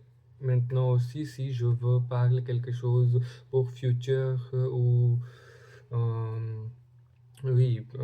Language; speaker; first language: French; non-native, learner; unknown